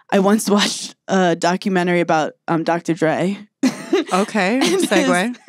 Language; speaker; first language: English; native; English